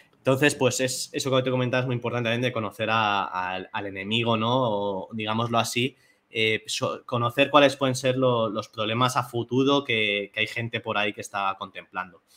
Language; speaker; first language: Spanish; native; Spanish